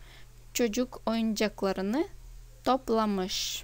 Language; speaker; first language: Turkish; non-native, fluent; Russian